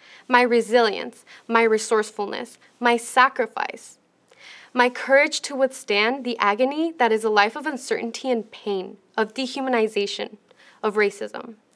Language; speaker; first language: English; early bilingual, other home language; Spanish